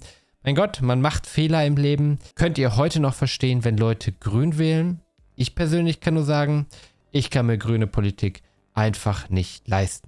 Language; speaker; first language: German; native; German